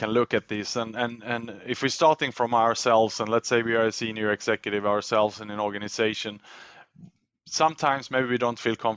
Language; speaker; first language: English; non-native, fluent; Swedish